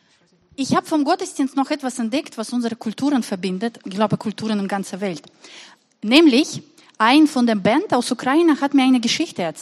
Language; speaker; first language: German; non-native, fluent; Russian